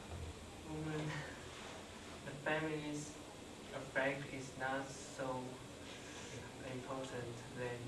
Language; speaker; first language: English; non-native, learner; Chinese